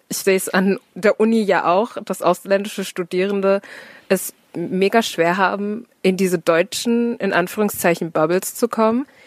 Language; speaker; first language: German; native; German